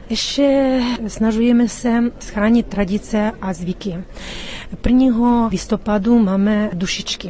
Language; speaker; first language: Czech; early bilingual, heritage; Czech